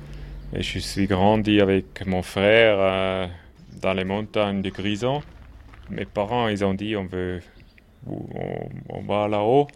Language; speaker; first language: French; non-native, local second language; German